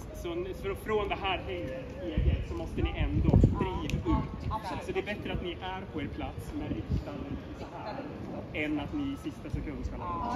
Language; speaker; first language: Swedish; native; Swedish